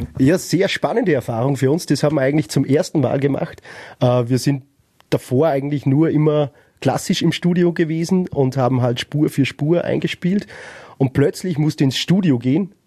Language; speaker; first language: German; native; German